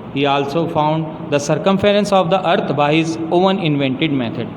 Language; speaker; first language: English; non-native, local second language; Urdu